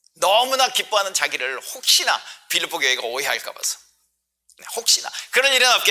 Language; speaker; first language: Korean; native; Korean